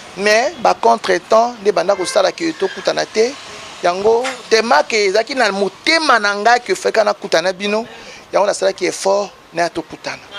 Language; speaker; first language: Lingala; non-native, local second language; Kongo